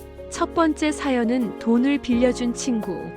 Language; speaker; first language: Korean; native; Korean